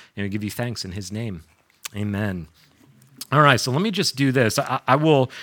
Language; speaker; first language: English; native; English